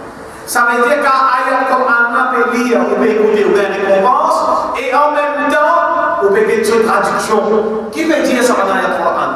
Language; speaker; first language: French; non-native, local second language; Morisyen